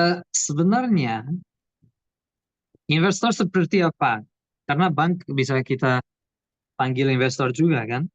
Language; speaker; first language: Indonesian; non-native, learner; Portuguese